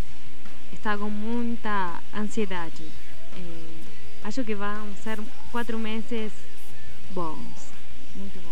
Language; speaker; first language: Portuguese; non-native, learner; Spanish